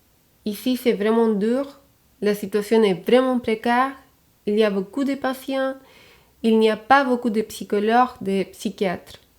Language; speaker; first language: French; non-native, fluent; Spanish